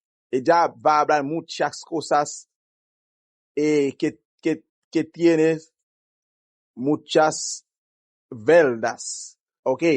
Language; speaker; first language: Spanish; non-native, fluent; Haitian Creole